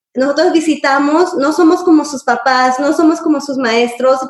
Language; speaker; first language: Spanish; early bilingual, heritage; Spanish